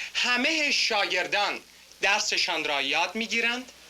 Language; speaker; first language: Persian; non-native, learner; English